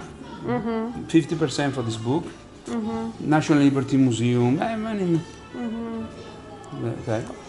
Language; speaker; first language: English; non-native, learner; Italian